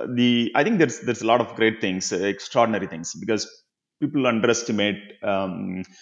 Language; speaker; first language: English; non-native, local second language; Tamil